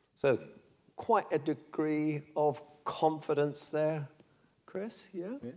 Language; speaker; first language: English; native; English